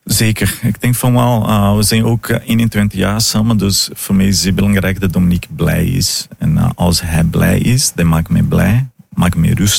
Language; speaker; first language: Dutch; non-native, fluent; Portuguese